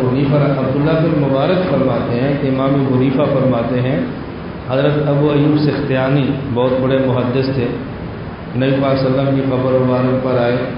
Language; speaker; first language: Urdu; native; Urdu